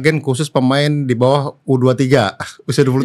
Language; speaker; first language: Indonesian; native; Indonesian